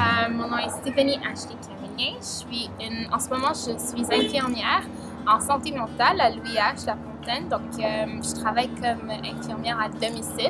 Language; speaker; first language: French; early bilingual, other home language; Haitian Creole